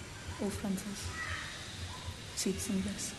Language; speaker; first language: Spanish; non-native, learner; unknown